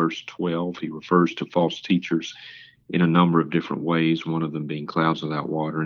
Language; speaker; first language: English; native; English